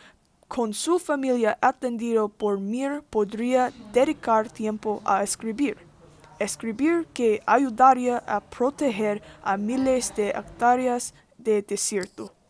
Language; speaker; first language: Spanish; non-native, learner; English